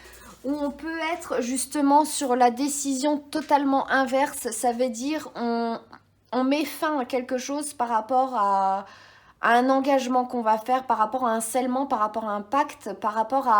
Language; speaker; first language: French; native; French